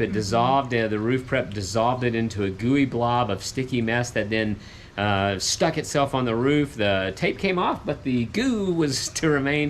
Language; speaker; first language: English; native; English